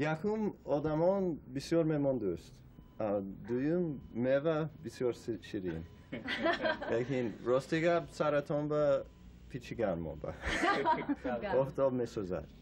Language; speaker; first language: Persian; non-native, learner; English